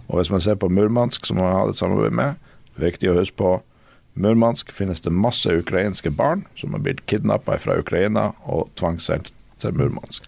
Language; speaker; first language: Norwegian; native; Norwegian